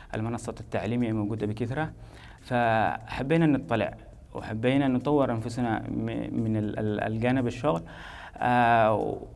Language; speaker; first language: Arabic; native; Arabic